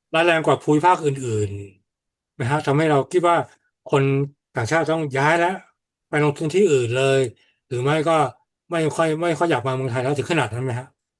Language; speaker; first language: Thai; native; Thai